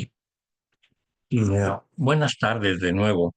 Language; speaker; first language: Spanish; native; Spanish